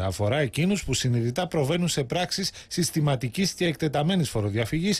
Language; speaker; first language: Greek; native; Greek